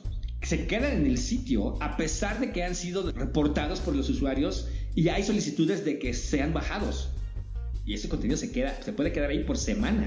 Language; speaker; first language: Spanish; native; Spanish